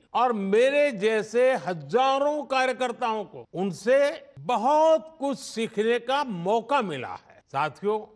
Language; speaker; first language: Hindi; non-native, local second language; Gujarati